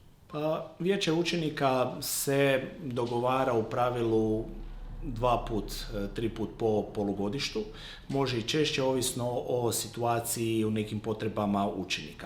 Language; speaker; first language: Croatian; native; Croatian